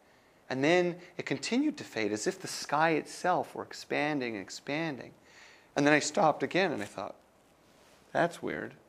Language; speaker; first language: English; native; English